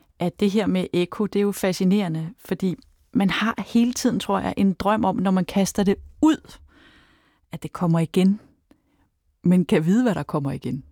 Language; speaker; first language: Danish; native; Danish